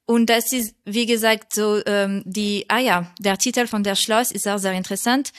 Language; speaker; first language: German; non-native, fluent; French